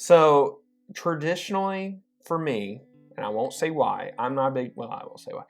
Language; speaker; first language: English; native; English